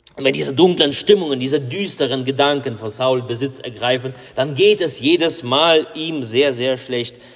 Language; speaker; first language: German; non-native, fluent; Russian